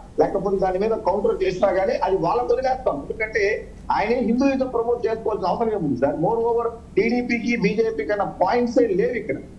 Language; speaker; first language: Telugu; native; Telugu